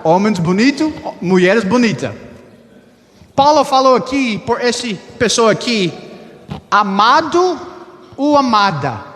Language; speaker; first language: Portuguese; non-native, learner; English